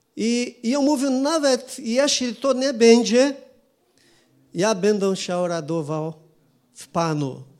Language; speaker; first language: Polish; non-native, learner; Portuguese